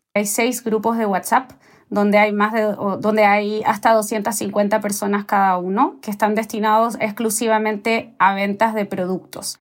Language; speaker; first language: Spanish; native; Spanish